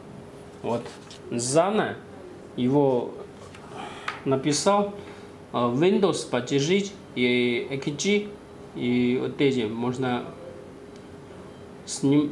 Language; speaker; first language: Russian; non-native, learner; Chinese